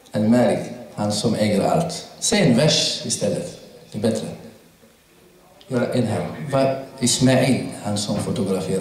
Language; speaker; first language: Swedish; non-native, fluent; Arabic